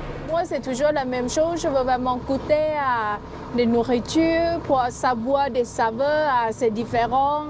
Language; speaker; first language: French; non-native, fluent; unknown